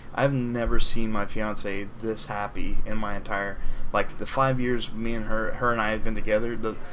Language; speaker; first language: English; native; English